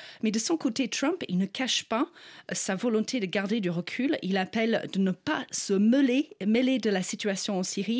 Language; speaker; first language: French; non-native, fluent; English